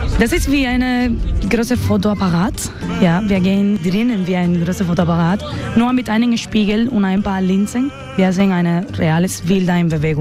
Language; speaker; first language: German; non-native, learner; Spanish